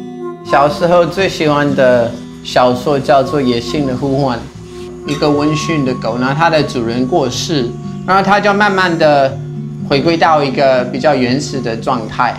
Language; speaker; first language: Chinese; non-native, fluent; English